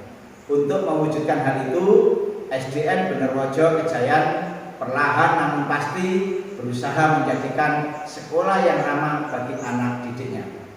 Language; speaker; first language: Indonesian; native; Indonesian